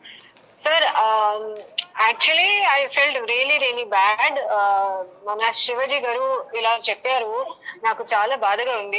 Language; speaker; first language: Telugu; non-native, learner; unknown